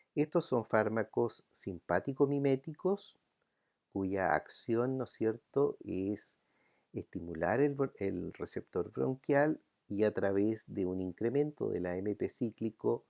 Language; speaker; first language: Spanish; native; Spanish